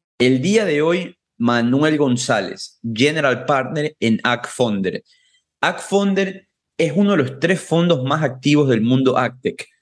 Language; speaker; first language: Spanish; native; Spanish